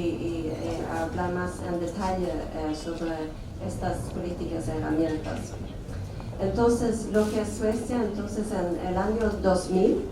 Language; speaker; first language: Spanish; non-native, fluent; Swedish